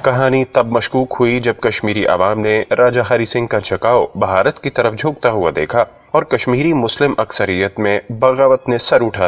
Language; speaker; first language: Urdu; native; Urdu